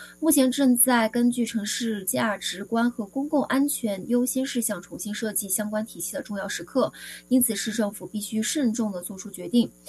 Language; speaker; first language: Chinese; native; Chinese